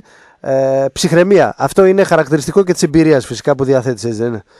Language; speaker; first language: Greek; native; Greek